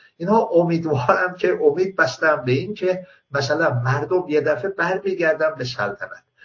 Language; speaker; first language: Persian; native; Persian